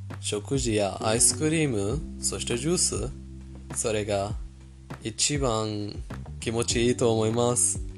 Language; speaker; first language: Japanese; non-native, fluent; Persian